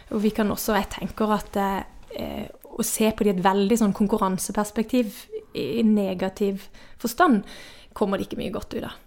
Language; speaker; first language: Norwegian; native; Norwegian